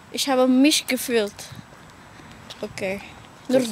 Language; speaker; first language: German; non-native, learner; Indonesian